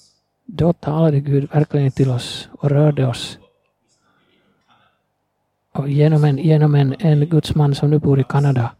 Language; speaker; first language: Swedish; non-native, fluent; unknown